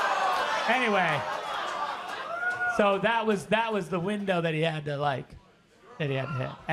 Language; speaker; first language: English; native; English